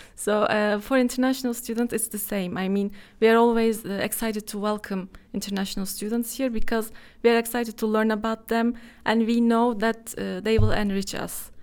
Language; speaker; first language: English; non-native, fluent; Turkish